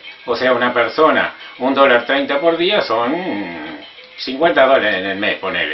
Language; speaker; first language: Spanish; native; Spanish